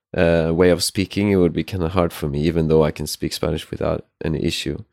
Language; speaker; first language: English; non-native, fluent; Swedish